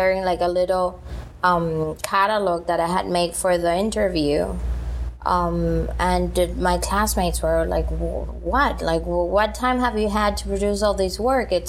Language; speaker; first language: English; non-native, fluent; Spanish